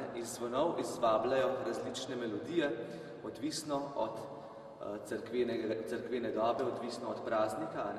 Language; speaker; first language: Slovenian; native; Slovenian